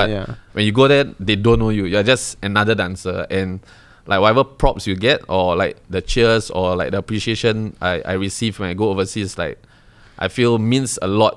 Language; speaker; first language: English; native; English